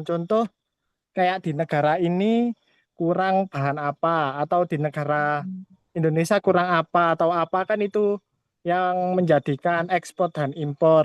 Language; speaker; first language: Indonesian; native; Indonesian